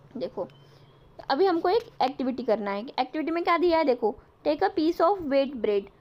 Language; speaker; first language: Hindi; non-native, local second language; Marathi